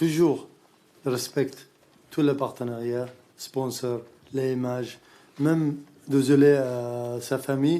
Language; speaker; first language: French; non-native, learner; Arabic